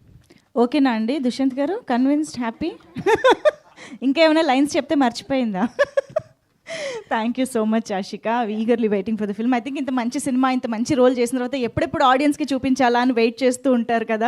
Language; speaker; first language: Telugu; native; Telugu